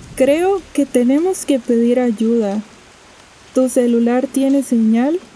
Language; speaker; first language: Spanish; native; Spanish